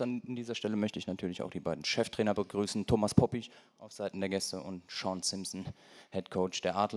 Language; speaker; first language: German; native; German